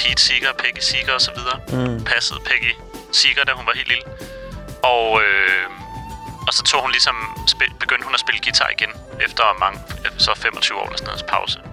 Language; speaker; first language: Danish; native; Danish